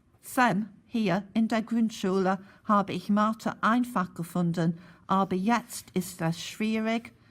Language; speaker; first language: German; non-native, fluent; English